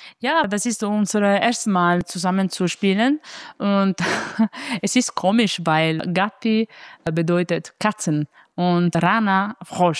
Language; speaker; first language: German; non-native, learner; Italian